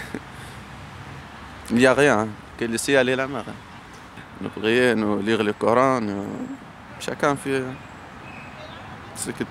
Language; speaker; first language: French; non-native, local second language; Arabic